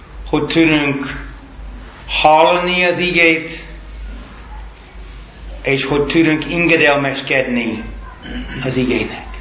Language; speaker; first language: Hungarian; non-native, learner; English